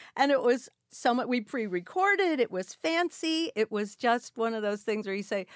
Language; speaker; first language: English; native; English